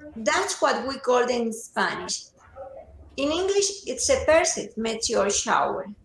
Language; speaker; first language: English; non-native, fluent; Spanish